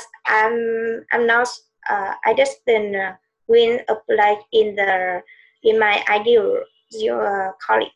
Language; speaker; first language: English; non-native, learner; Vietnamese